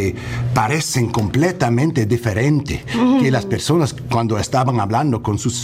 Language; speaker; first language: Spanish; non-native, learner; English